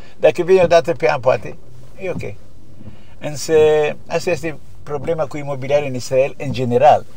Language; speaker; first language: Romanian; native; Romanian